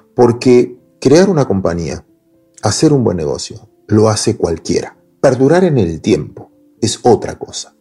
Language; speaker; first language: Spanish; native; Spanish